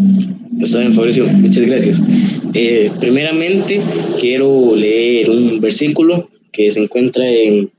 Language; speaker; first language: Spanish; native; Spanish